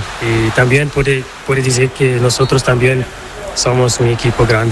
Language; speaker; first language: Spanish; non-native, learner; Portuguese